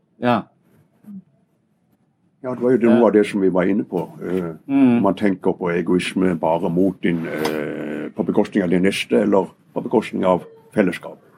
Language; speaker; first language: Norwegian; native; Norwegian